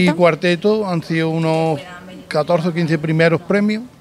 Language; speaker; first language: Spanish; native; Spanish